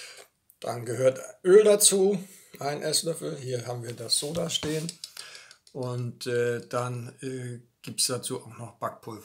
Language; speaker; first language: German; native; German